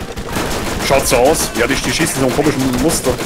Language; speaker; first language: German; native; German